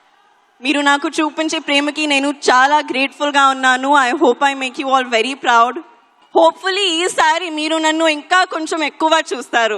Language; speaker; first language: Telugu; non-native, learner; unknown